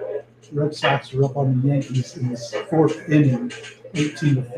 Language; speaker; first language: English; native; English